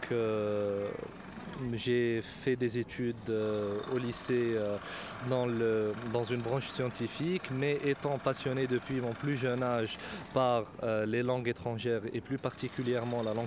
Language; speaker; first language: French; non-native, local second language; Arabic